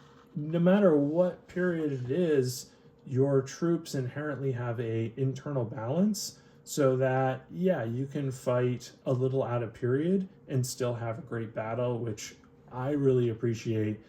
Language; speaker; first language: English; native; English